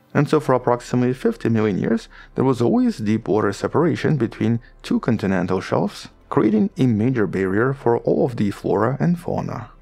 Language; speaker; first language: English; non-native, fluent; Russian